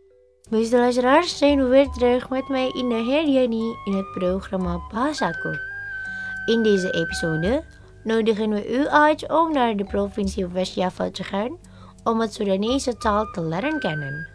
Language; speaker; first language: Dutch; non-native, learner; Indonesian